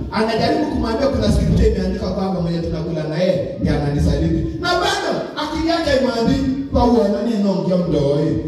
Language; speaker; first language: Swahili; non-native, local second language; Kalenjin